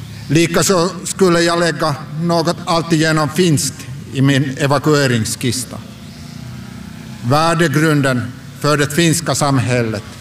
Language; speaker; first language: Swedish; non-native, local second language; Finnish